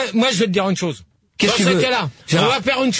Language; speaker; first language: French; native; French